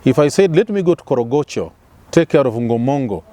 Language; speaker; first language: English; non-native, local second language; Luyia